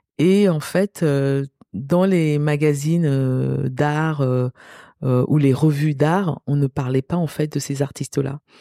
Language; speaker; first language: French; early bilingual, other home language; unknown